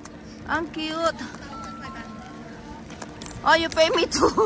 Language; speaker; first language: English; non-native, local second language; Cebuano